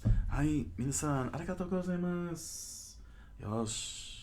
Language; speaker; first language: Japanese; non-native, learner; English